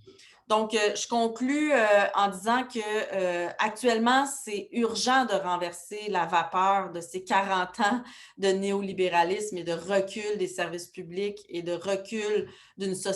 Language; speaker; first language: French; native; French